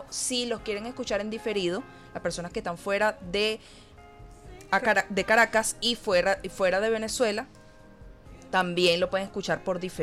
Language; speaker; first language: Spanish; native; Spanish